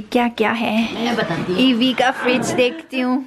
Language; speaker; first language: English; non-native, local second language; Tangkhul Naga (India)